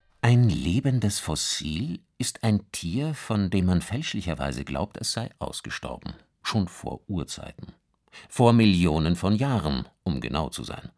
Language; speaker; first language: German; native; German